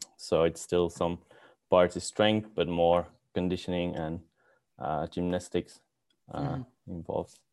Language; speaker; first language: English; non-native, fluent; Dutch